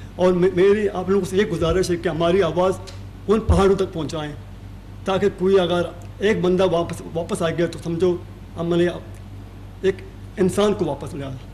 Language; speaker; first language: Urdu; non-native, local second language; Baluchi